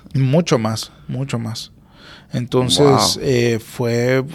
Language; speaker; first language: Spanish; native; Spanish